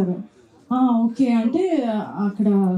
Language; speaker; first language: Telugu; non-native, local second language; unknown